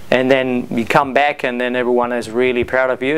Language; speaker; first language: English; non-native, fluent; Spanish